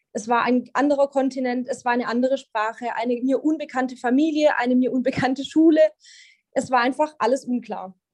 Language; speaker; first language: German; native; German